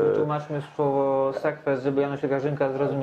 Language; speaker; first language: Polish; native; Polish